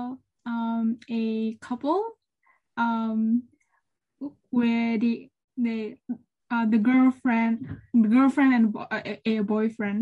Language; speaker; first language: English; non-native, learner; Vietnamese